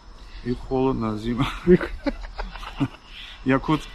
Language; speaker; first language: Russian; non-native, fluent; German